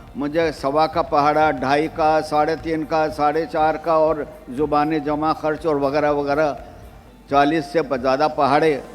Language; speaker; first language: Urdu; early bilingual, other home language; Rajasthani